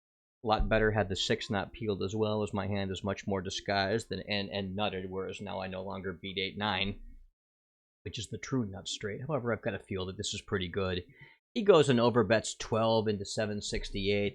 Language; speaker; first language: English; native; English